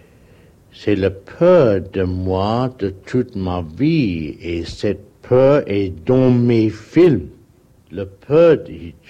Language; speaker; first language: French; non-native, learner; English